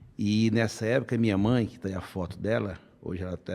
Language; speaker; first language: Portuguese; native; Portuguese